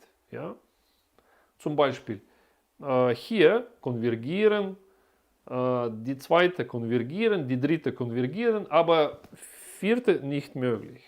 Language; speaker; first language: German; non-native, learner; Russian